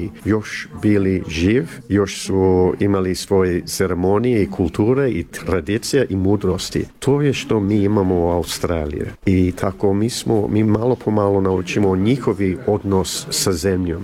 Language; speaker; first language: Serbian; early bilingual, heritage; Serbian